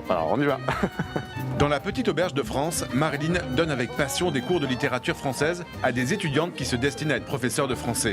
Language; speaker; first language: French; native; French